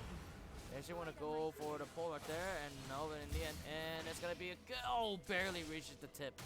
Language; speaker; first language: English; native; English